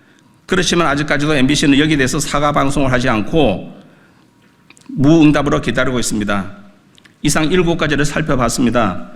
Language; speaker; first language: Korean; native; Korean